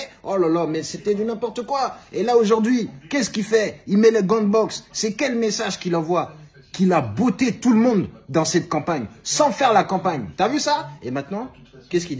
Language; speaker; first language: French; native; French